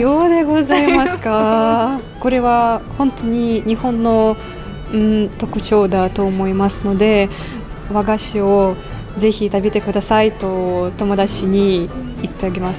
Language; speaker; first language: Japanese; non-native, fluent; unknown